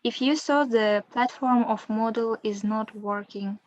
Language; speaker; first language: English; non-native, fluent; Kazakh